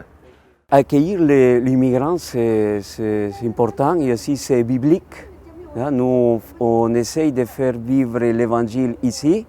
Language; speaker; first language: French; non-native, local second language; Spanish